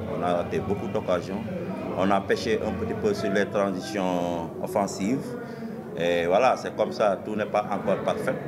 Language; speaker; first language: French; non-native, local second language; Wolof